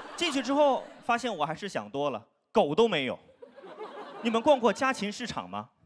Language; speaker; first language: Chinese; native; Chinese